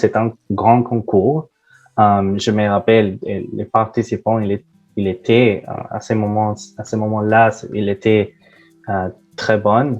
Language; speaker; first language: French; non-native, fluent; Spanish